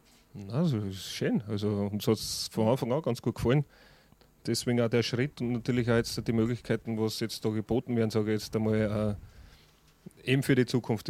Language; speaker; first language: German; native; German